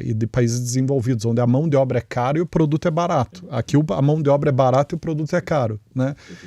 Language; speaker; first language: Portuguese; native; Portuguese